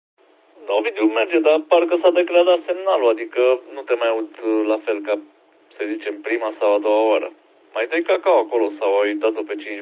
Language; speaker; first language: Romanian; native; Romanian